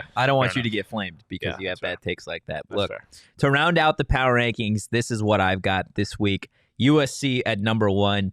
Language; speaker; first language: English; native; English